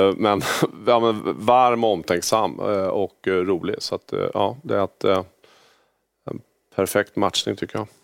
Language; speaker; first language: Swedish; native; Swedish